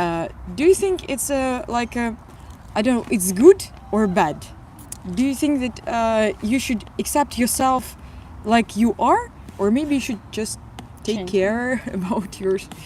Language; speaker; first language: English; non-native, fluent; Russian